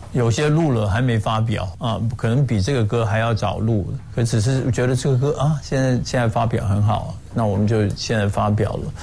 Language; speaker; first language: Chinese; non-native, local second language; Cantonese